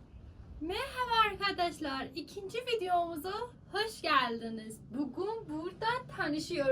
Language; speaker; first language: Turkish; non-native, learner; Persian